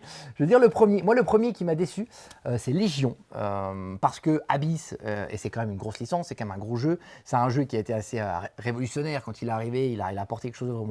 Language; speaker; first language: French; native; French